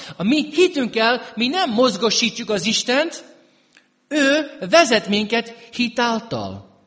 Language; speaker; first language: Hungarian; early bilingual, heritage; Hungarian